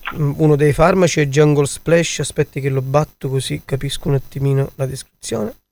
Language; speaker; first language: Italian; native; Italian